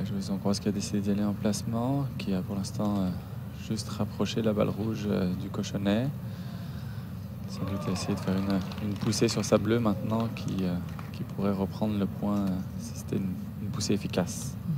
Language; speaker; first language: French; native; French